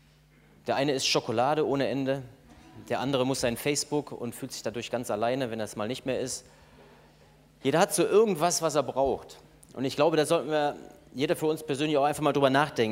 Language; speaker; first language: German; native; German